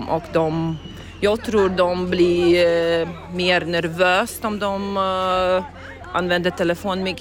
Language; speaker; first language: Swedish; non-native, learner; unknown